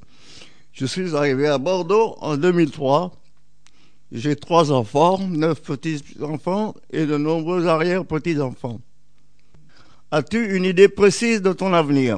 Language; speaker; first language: French; non-native, local second language; English